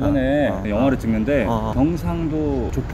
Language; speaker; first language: Korean; native; Korean